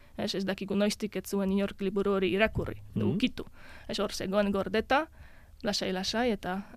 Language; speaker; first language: Basque; non-native, fluent; Polish